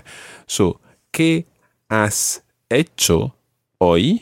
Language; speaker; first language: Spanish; non-native, fluent; English